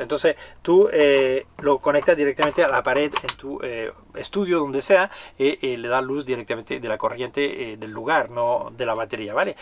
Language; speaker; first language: Spanish; non-native, fluent; French